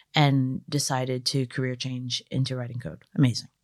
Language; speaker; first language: English; native; English